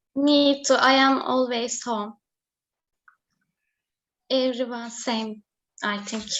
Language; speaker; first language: English; non-native, learner; Turkish